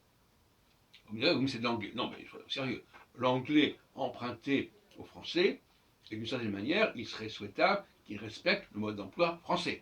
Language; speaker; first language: French; native; French